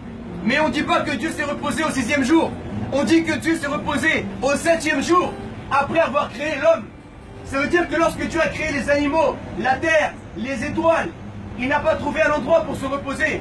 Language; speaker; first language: French; non-native, fluent; Spanish